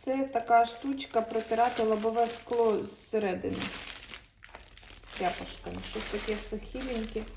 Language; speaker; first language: Ukrainian; native; Ukrainian